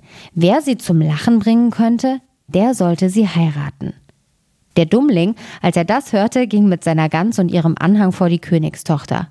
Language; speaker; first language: German; native; German